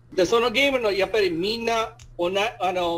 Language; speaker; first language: Japanese; non-native, fluent; English